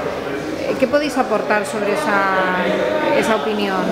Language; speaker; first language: Spanish; native; Spanish